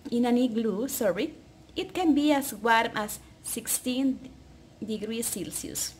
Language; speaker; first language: English; non-native, fluent; Spanish